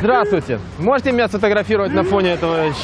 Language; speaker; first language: Russian; native; Russian